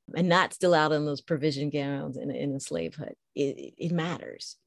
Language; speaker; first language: English; native; English